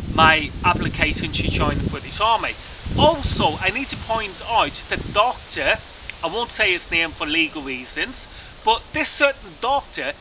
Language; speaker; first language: English; native; English